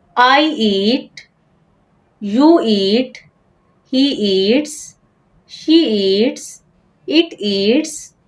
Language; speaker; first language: English; non-native, local second language; Urdu